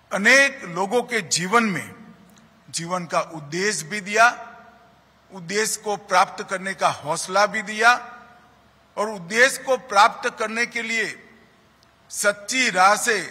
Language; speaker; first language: Hindi; non-native, local second language; Gujarati